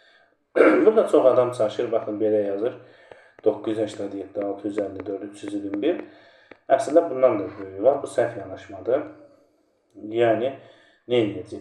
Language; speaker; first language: Azerbaijani; native; Azerbaijani